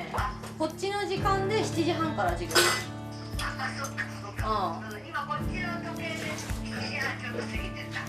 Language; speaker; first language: Japanese; native; Japanese